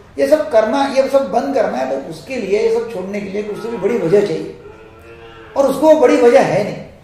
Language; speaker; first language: Hindi; non-native, local second language; Marathi